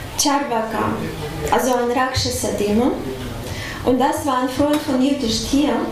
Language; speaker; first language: German; non-native, fluent; Russian